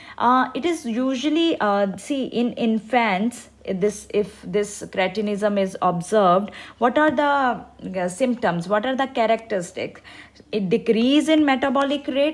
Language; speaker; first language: English; non-native, local second language; Hindi